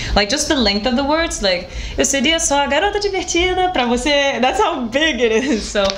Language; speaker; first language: English; non-native, fluent; Portuguese